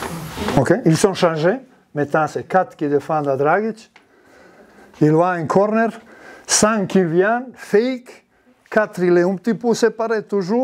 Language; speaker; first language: French; non-native, learner; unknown